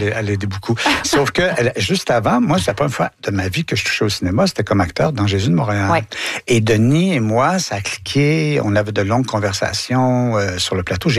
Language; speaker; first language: French; native; French